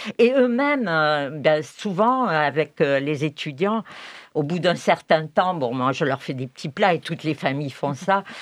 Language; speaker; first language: French; native; French